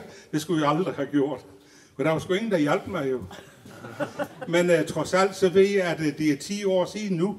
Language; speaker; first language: Danish; native; Danish